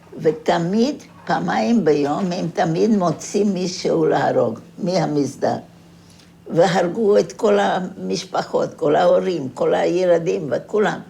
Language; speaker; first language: Hebrew; non-native, fluent; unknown